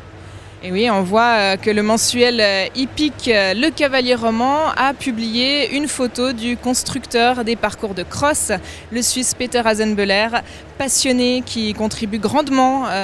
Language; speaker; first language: French; native; French